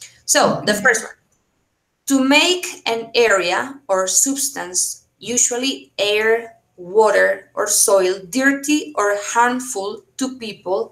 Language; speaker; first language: English; non-native, fluent; Spanish